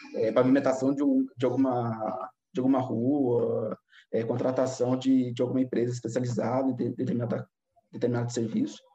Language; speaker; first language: Portuguese; native; Portuguese